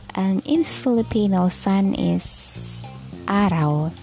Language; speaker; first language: English; non-native, local second language; Cebuano